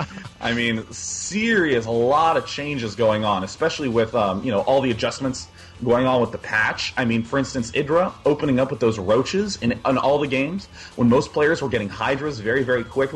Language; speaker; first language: English; native; English